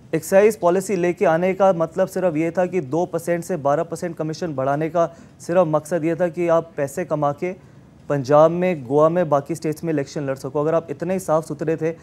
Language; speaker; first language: Hindi; native; Hindi